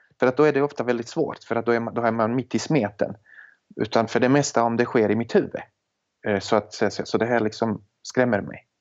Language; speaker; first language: Swedish; non-native, fluent; Serbian